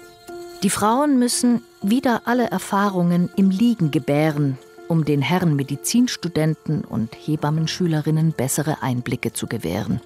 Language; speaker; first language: German; native; German